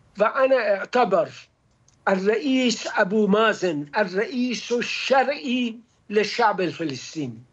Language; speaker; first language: Arabic; non-native, fluent; Persian